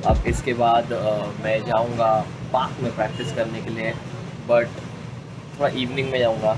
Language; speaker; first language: Hindi; native; Hindi